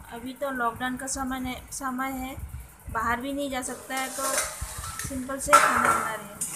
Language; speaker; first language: Hindi; non-native, local second language; Assamese